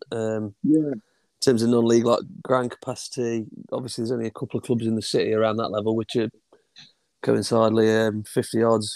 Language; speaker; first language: English; native; English